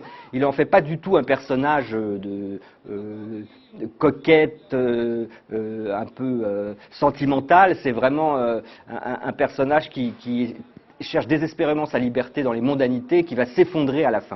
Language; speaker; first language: French; native; French